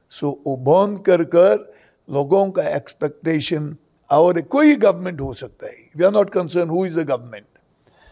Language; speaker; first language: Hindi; non-native, local second language; Konkani